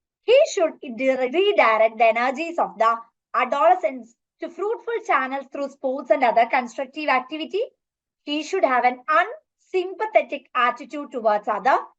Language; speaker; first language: English; non-native, local second language; Malayalam